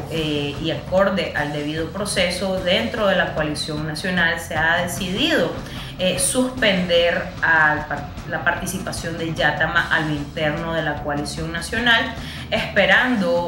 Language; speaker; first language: Spanish; native; Spanish